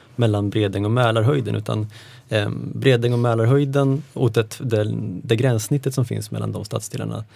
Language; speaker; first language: Swedish; native; Swedish